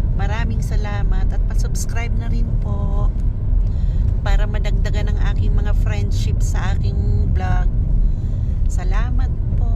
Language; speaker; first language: Filipino; non-native, local second language; Bikol